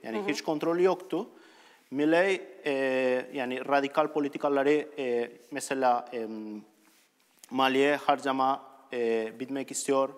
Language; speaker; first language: Turkish; non-native, learner; Spanish